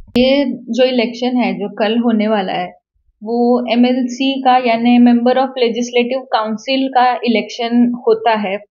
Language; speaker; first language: Hindi; non-native, local second language; Marathi